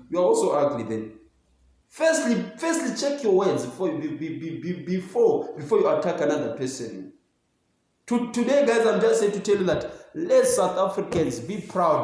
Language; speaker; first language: English; non-native, local second language; Zulu